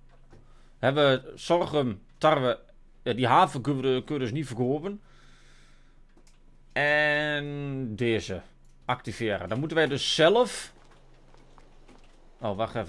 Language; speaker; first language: Dutch; native; Dutch